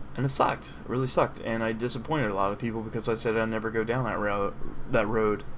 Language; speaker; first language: English; native; English